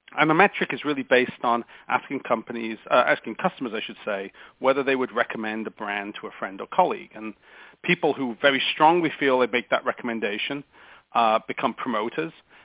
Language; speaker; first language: English; native; English